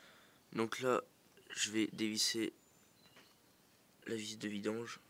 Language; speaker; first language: French; native; French